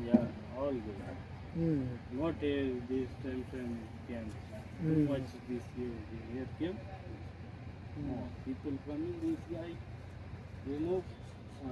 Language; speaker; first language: English; non-native, learner; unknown